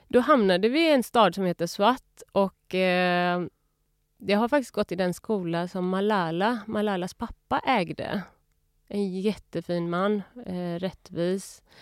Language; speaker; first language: Swedish; early bilingual, other home language; Persian